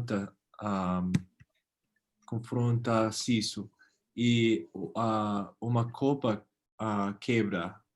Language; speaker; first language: Portuguese; non-native, learner; English